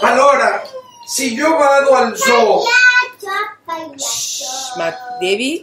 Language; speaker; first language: Italian; non-native, learner; Spanish